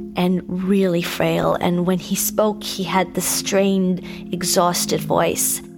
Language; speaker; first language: English; native; English